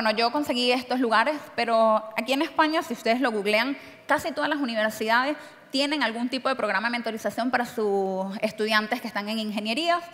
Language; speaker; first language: Spanish; native; Spanish